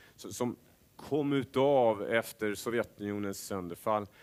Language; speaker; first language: Swedish; native; Swedish